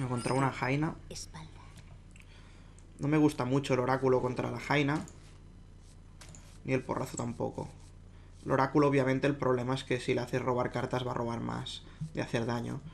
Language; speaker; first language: Spanish; native; Spanish